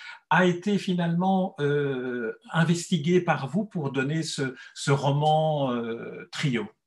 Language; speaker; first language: French; native; French